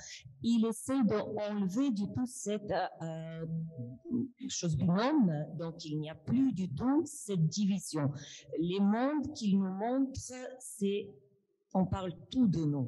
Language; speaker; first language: French; non-native, fluent; Russian